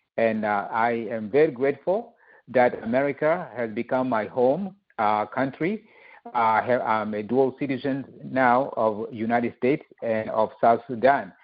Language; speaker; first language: English; non-native, fluent; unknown